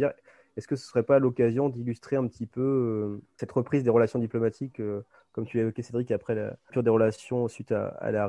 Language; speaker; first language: French; native; French